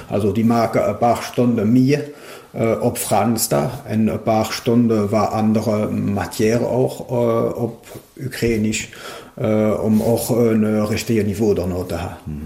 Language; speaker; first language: German; non-native, local second language; French